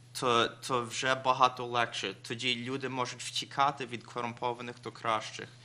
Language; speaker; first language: Ukrainian; early bilingual, heritage; Ukrainian